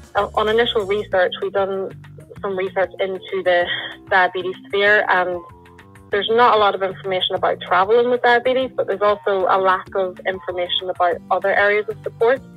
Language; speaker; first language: English; native; English